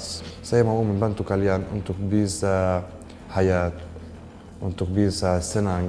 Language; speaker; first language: Indonesian; non-native, learner; Arabic